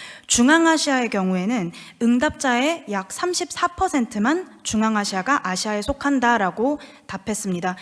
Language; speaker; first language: Korean; native; Korean